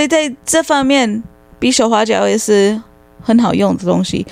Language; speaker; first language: Chinese; non-native, fluent; English